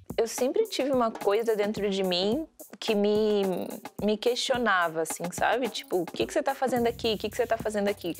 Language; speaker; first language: Portuguese; early bilingual, heritage; Portuguese